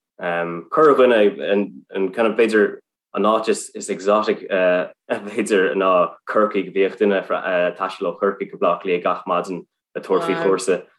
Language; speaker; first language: Irish; non-native, local second language; English